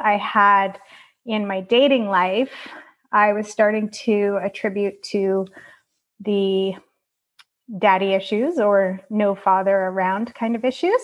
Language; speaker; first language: English; native; English